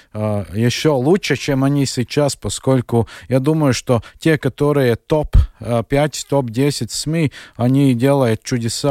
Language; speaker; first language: Russian; non-native, local second language; Latvian